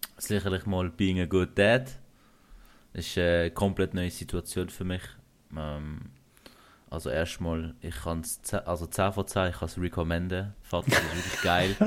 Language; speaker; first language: German; early bilingual, other home language; Kurdish